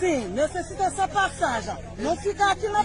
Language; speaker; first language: Portuguese; non-native, learner; Haitian Creole